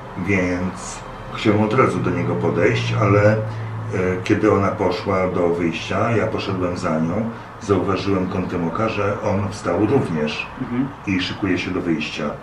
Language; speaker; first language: Polish; native; Polish